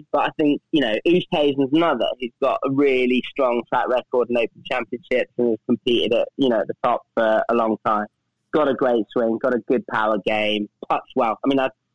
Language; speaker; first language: English; native; English